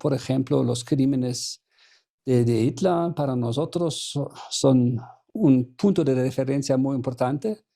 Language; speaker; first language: Spanish; non-native, fluent; German